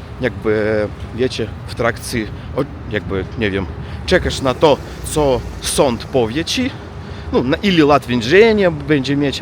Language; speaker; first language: Polish; non-native, learner; Russian